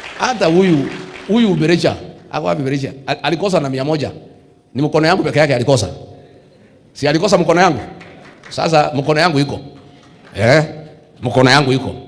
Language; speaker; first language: Swahili; non-native, local second language; Kikuyu